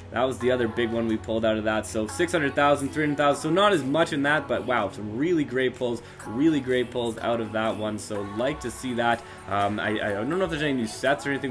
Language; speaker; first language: English; native; English